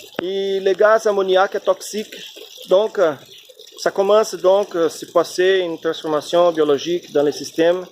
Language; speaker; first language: French; non-native, fluent; Portuguese